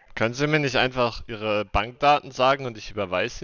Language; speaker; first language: German; native; German